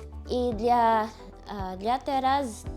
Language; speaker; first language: Polish; non-native, learner; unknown